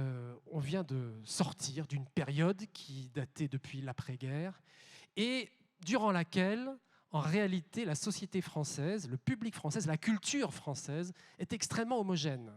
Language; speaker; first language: French; native; French